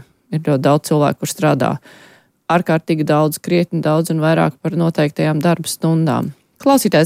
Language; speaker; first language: Latvian; native; Latvian